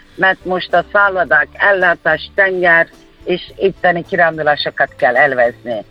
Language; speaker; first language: Hungarian; non-native, fluent; Turkish